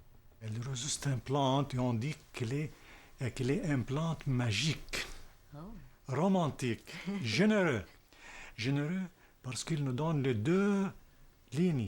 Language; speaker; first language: French; non-native, fluent; Arabic